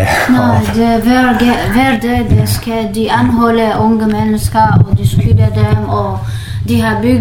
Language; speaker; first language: Danish; non-native, learner; Kurdish